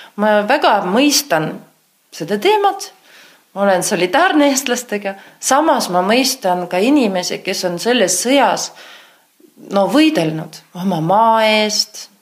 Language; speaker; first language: Estonian; non-native, local second language; Russian